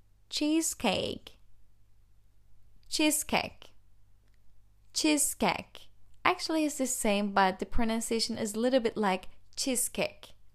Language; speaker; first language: English; non-native, fluent; Turkish